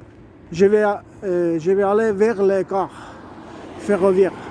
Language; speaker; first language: French; non-native, learner; Estonian